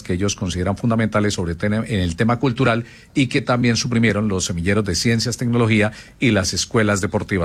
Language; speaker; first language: Spanish; native; Spanish